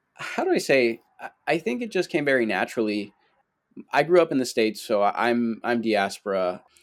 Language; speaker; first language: English; early bilingual, other home language; Spanish